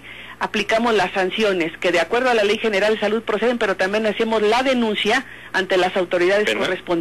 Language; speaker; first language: Spanish; native; Spanish